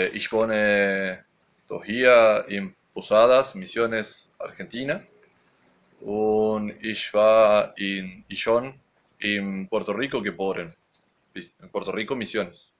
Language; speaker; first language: German; early bilingual, heritage; Spanish